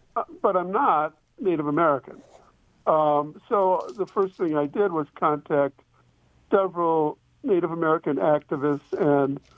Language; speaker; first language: English; native; English